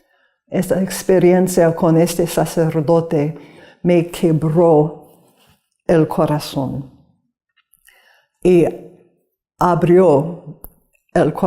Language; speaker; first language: Spanish; non-native, learner; English